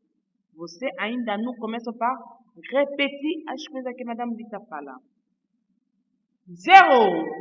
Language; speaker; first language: Portuguese; non-native, learner; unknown